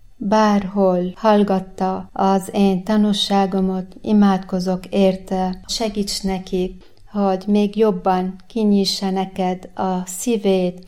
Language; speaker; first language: Hungarian; non-native, fluent; Arabic